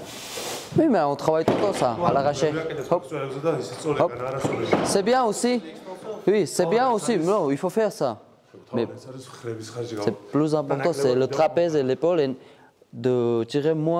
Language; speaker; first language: French; non-native, learner; Georgian